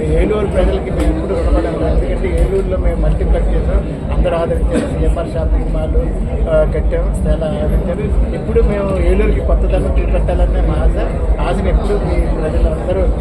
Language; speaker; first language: Telugu; native; Telugu